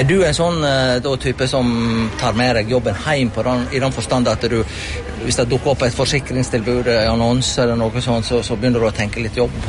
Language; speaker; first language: Norwegian; native; Norwegian